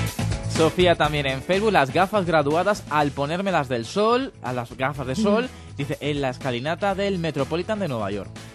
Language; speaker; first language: Spanish; native; Spanish